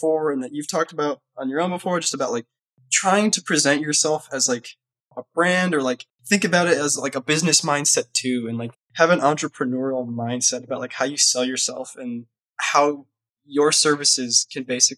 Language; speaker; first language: English; native; English